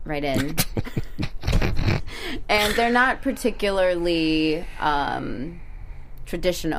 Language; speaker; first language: English; early bilingual, other home language; Spanish